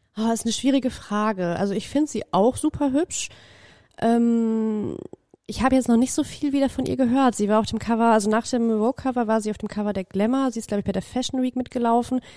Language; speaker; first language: German; native; German